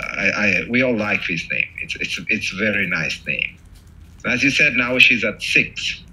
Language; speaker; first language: English; non-native, fluent; Italian